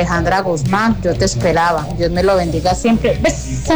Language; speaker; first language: Spanish; native; Spanish